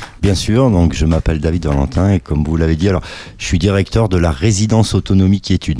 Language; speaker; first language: French; native; French